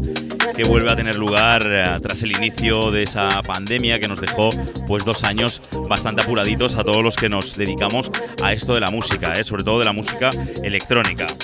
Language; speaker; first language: Spanish; native; Spanish